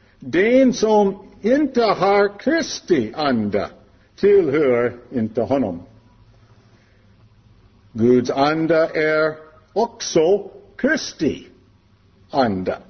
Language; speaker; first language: Swedish; non-native, learner; English